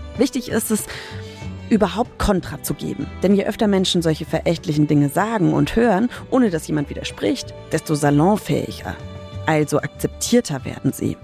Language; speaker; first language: German; native; German